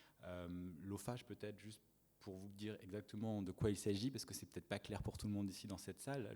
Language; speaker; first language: French; native; French